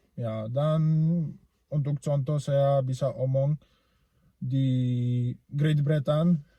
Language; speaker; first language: Indonesian; non-native, learner; Polish